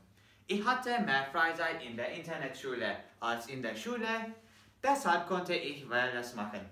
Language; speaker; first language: German; non-native, learner; Turkish